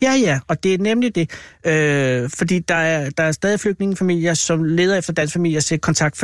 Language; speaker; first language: Danish; native; Danish